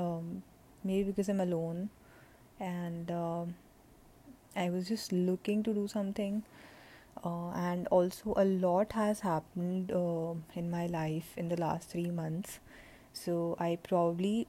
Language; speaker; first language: English; non-native, local second language; Hindi